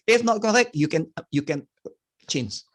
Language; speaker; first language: English; non-native, fluent; Indonesian